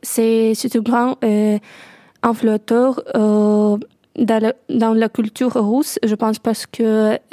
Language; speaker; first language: French; non-native, learner; Russian